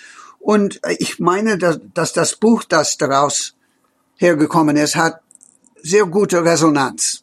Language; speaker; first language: German; non-native, fluent; English